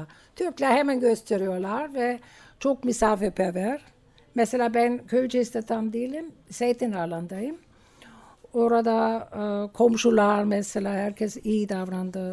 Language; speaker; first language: Turkish; non-native, fluent; German